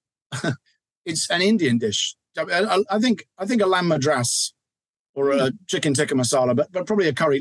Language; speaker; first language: English; native; English